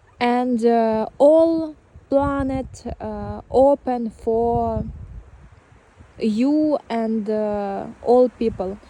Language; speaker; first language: English; non-native, learner; Ukrainian